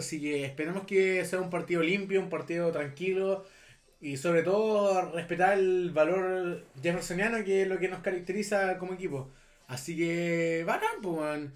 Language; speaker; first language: Spanish; native; Spanish